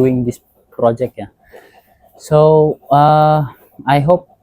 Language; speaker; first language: English; non-native, learner; Indonesian